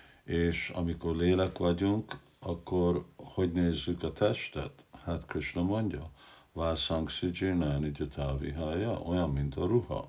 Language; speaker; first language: Hungarian; non-native, fluent; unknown